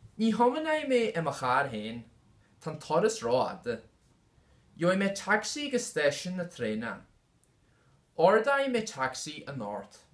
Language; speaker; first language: Irish; non-native, local second language; English